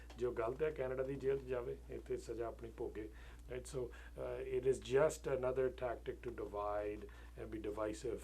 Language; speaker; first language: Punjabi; early bilingual, heritage; Punjabi